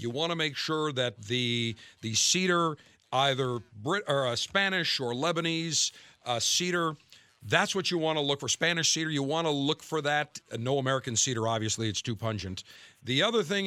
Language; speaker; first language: English; native; English